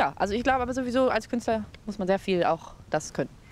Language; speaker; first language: German; native; German